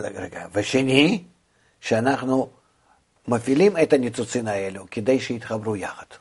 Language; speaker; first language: Hebrew; non-native, fluent; Russian